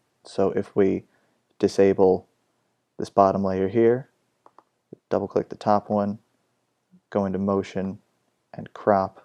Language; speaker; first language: English; native; English